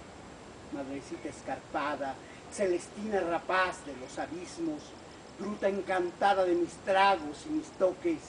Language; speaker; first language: Spanish; native; Spanish